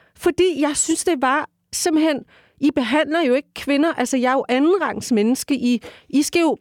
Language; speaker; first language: Danish; early bilingual, other home language; Turkish